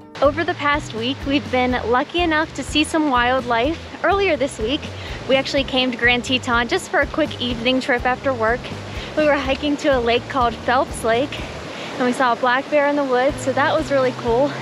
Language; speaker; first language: English; native; English